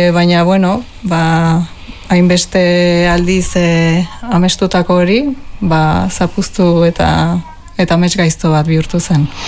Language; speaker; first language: Basque; non-native, local second language; Spanish